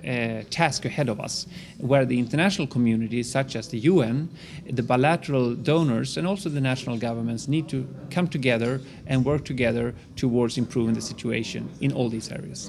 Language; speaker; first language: English; non-native, fluent; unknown